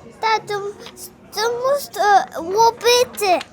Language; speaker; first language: Ukrainian; early bilingual, heritage; Ukrainian